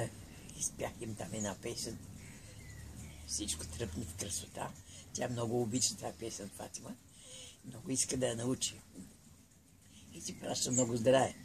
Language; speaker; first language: Bulgarian; native; Bulgarian